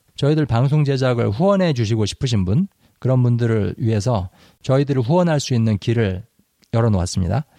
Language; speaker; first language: Korean; native; Korean